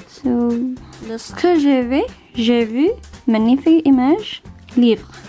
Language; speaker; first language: French; non-native, learner; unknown